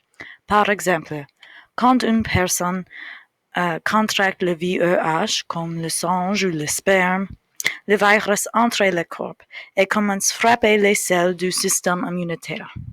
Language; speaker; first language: French; non-native, learner; English